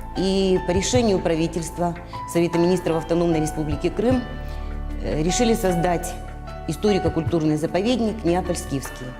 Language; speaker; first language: Russian; native; Russian